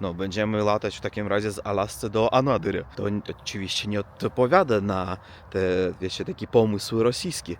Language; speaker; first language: Polish; non-native, learner; Russian